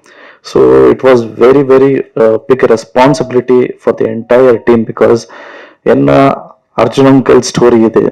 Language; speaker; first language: Tamil; non-native, learner; Kannada